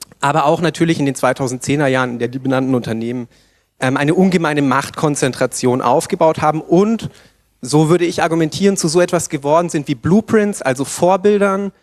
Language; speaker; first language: German; native; German